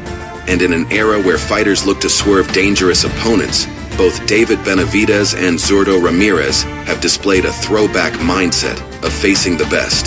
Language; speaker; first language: English; native; English